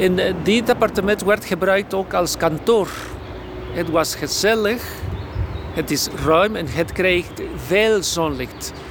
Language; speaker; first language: Dutch; non-native, fluent; Spanish